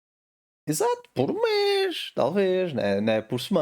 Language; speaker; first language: Portuguese; native; Portuguese